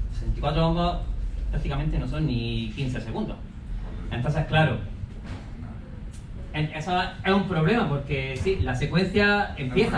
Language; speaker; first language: Spanish; native; Spanish